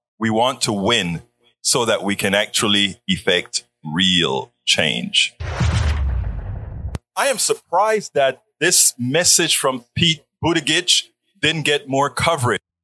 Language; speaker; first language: English; non-native, fluent; Spanish